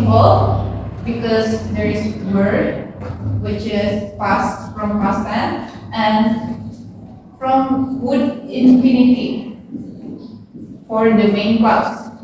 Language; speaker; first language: English; non-native, fluent; Indonesian